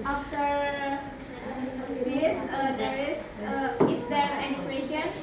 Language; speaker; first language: English; non-native, learner; Indonesian